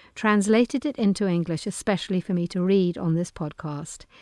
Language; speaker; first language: English; native; English